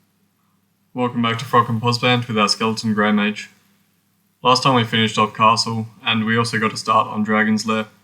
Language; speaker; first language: English; native; English